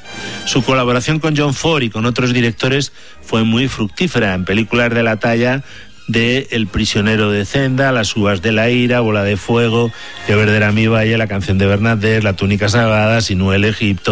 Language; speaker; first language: Spanish; native; Spanish